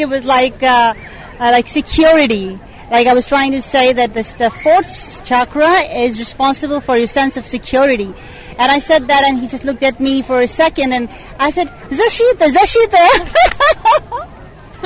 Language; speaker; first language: English; non-native, local second language; Hindi